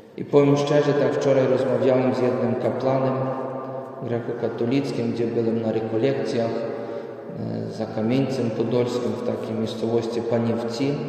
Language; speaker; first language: Polish; non-native, local second language; Ukrainian